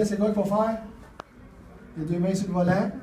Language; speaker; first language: French; native; French